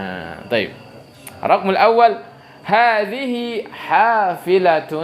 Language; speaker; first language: Arabic; non-native, fluent; Indonesian